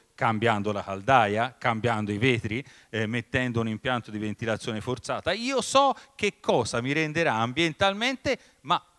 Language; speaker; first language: Italian; native; Italian